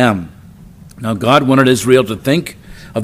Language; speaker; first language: English; native; English